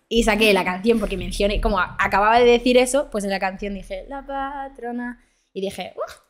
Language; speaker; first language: Spanish; early bilingual, other home language; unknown